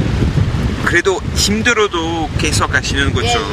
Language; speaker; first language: Korean; non-native, learner; French